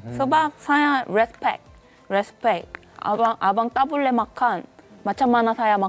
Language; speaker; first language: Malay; non-native, learner; Korean